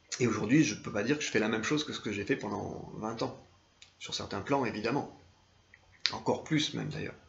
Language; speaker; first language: French; native; French